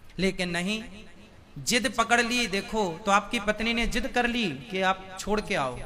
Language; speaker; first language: Hindi; native; Hindi